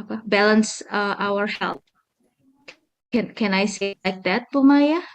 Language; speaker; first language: English; non-native, fluent; Indonesian